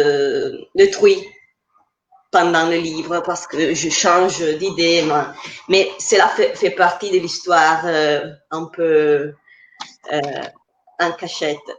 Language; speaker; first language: French; non-native, fluent; Italian